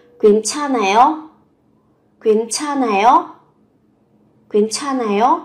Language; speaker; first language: Korean; non-native, fluent; Vietnamese